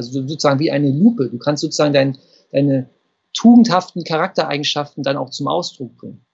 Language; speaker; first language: German; native; German